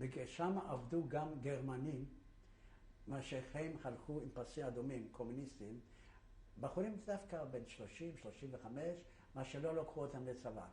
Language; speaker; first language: Hebrew; non-native, fluent; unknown